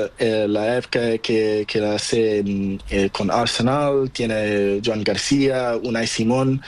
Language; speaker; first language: Spanish; non-native, learner; Portuguese